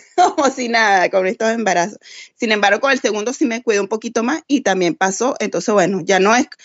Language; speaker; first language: Spanish; native; Spanish